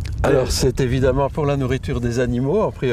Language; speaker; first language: French; native; French